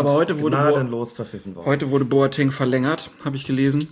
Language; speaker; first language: German; native; German